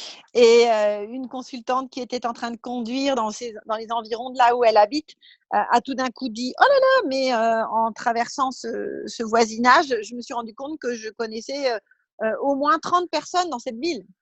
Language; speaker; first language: French; native; French